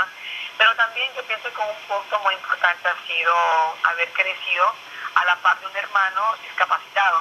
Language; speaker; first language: Spanish; early bilingual, other home language; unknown